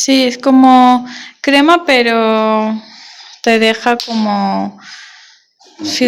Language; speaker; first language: Spanish; non-native, learner; Armenian